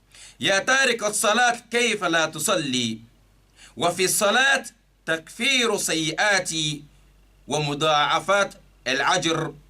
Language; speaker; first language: Arabic; non-native, fluent; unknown